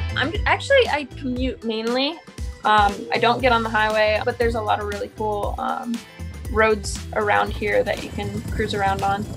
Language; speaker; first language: English; native; English